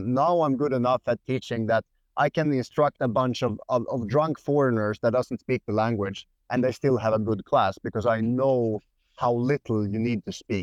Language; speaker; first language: English; non-native, fluent; Swedish